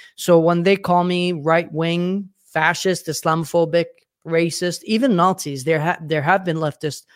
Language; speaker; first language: English; non-native, fluent; Arabic